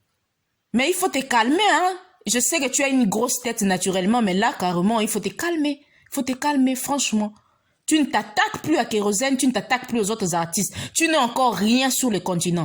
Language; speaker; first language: French; non-native, local second language; Lingala